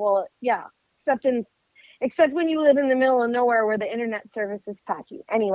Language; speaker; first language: English; native; English